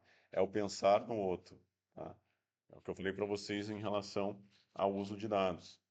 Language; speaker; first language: Portuguese; native; Portuguese